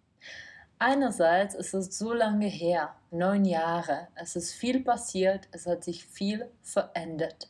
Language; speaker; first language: German; non-native, fluent; Czech